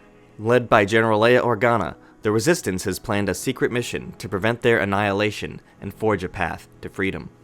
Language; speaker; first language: English; native; English